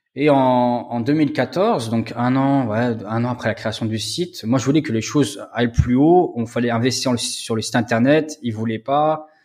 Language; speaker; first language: French; native; French